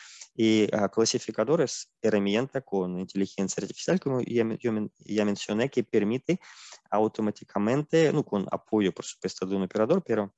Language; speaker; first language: Spanish; non-native, fluent; Russian